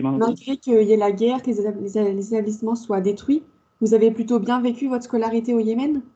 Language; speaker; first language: French; native; French